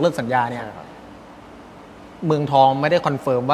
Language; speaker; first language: Thai; native; Thai